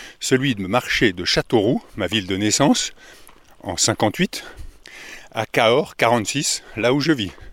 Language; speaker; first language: French; native; French